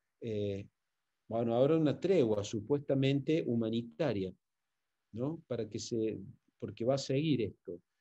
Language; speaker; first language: Spanish; native; Spanish